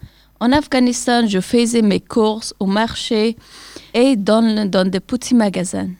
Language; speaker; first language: French; non-native, learner; Persian